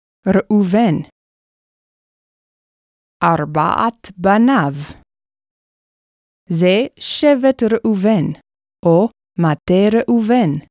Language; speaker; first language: Hebrew; non-native, fluent; English